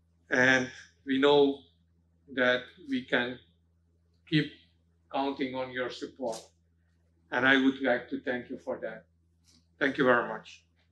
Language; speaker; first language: English; non-native, fluent; Dutch